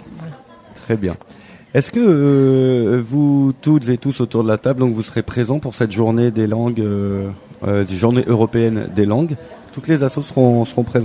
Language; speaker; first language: French; native; French